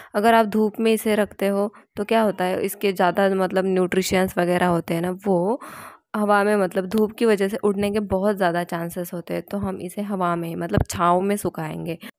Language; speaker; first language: Hindi; non-native, local second language; Marathi